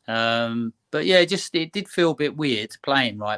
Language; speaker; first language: English; native; English